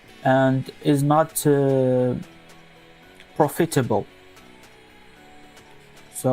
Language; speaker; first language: English; non-native, local second language; Arabic